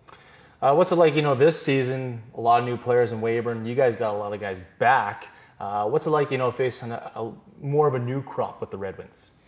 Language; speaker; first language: English; native; English